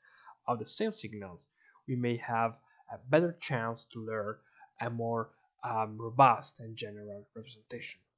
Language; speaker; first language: English; non-native, fluent; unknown